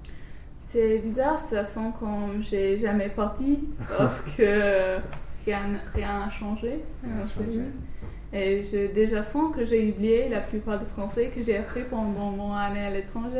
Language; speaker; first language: French; non-native, learner; English